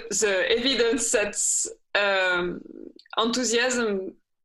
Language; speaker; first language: English; non-native, fluent; French